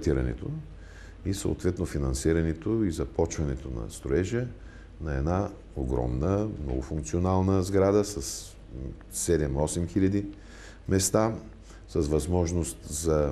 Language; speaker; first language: Bulgarian; native; Bulgarian